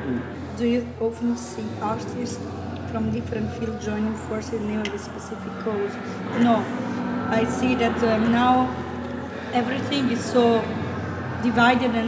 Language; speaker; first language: English; non-native, fluent; Italian